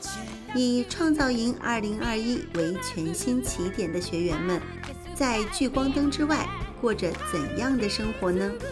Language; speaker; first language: Chinese; native; Chinese